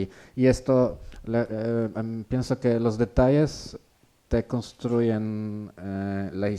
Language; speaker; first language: Spanish; non-native, learner; Polish